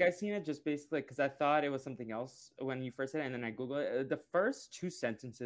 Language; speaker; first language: English; early bilingual, other home language; Portuguese